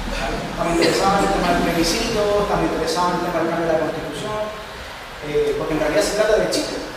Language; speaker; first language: Spanish; native; Spanish